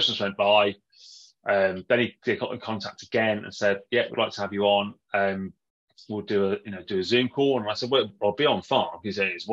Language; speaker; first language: English; native; English